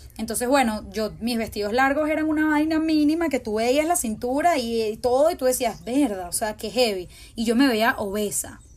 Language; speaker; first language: Spanish; native; Spanish